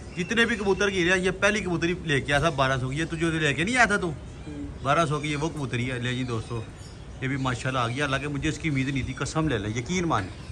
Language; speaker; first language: Urdu; non-native, local second language; Punjabi